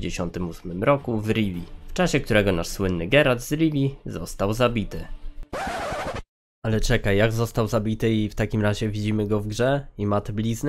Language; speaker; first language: Polish; native; Polish